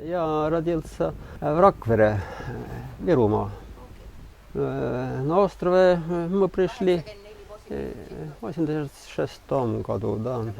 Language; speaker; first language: Russian; non-native, learner; Estonian